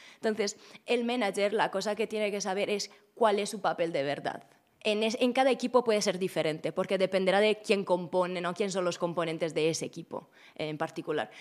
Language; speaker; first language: Spanish; non-native, fluent; Italian